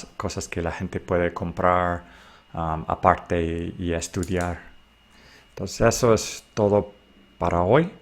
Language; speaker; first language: Spanish; non-native, fluent; English